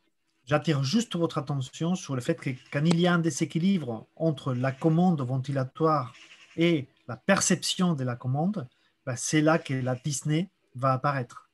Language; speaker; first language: French; native; French